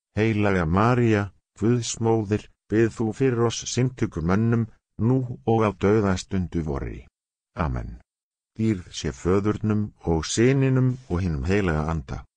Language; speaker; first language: Icelandic; non-native, learner; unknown